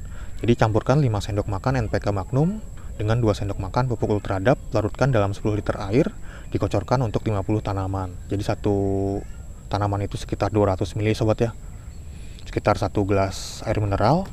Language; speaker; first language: Indonesian; native; Indonesian